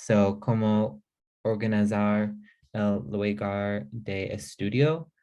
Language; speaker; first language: Spanish; non-native, learner; English